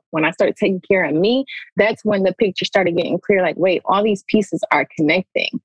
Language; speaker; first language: English; native; English